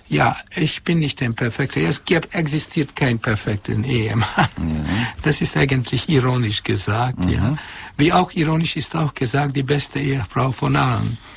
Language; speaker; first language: German; non-native, learner; Hungarian